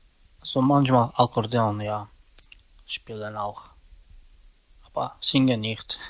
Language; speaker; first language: German; non-native, learner; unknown